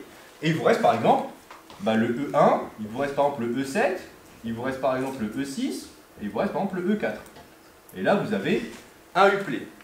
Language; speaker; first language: French; native; French